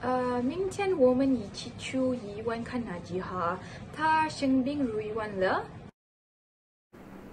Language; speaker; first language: Chinese; non-native, learner; Malay